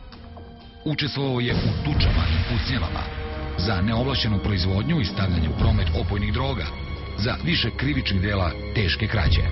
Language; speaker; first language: Serbian; native; Serbian